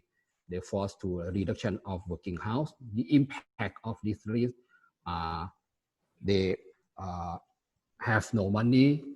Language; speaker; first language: English; non-native, fluent; Thai